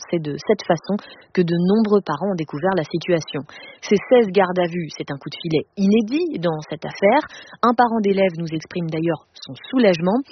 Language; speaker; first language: French; native; French